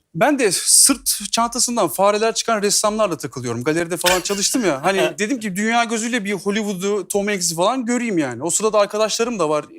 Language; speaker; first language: Turkish; native; Turkish